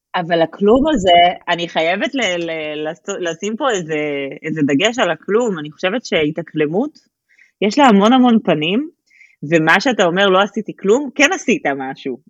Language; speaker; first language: Hebrew; native; Hebrew